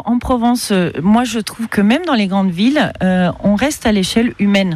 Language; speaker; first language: French; non-native, fluent; Spanish